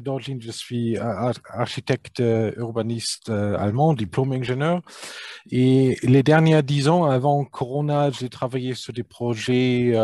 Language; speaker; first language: French; non-native, fluent; German